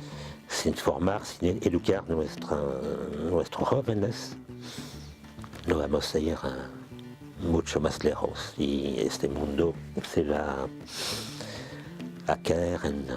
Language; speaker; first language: Spanish; non-native, fluent; French